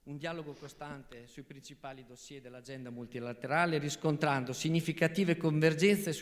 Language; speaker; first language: Italian; native; Italian